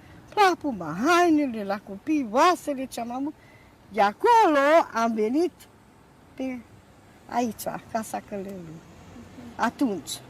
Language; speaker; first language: Romanian; non-native, local second language; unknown